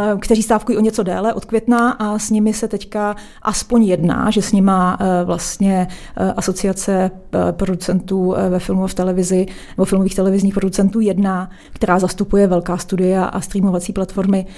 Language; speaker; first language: Czech; native; Czech